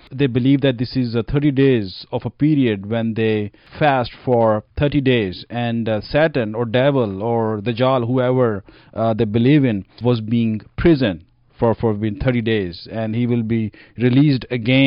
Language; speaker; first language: English; non-native, local second language; Punjabi